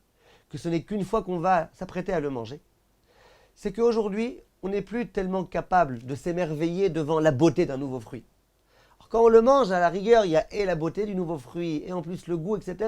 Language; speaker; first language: French; native; French